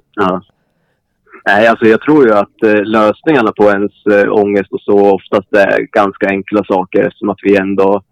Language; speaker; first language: Swedish; native; Swedish